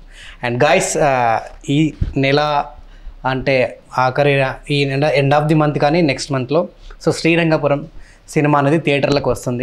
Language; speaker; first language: Telugu; native; Telugu